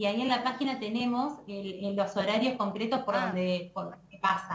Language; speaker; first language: Spanish; native; Spanish